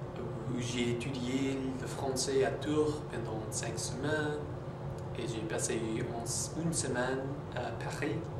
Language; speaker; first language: French; non-native, fluent; English